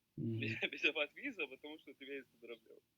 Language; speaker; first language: Russian; non-native, learner; Arabic